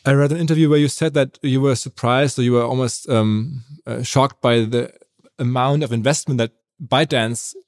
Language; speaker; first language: English; non-native, fluent; German